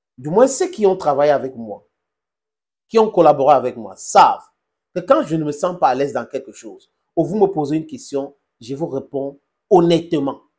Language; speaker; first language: French; non-native, local second language; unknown